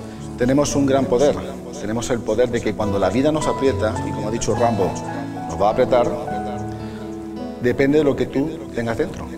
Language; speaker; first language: Spanish; native; Spanish